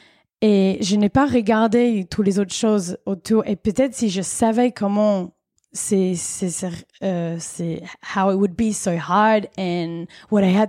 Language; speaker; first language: French; non-native, fluent; English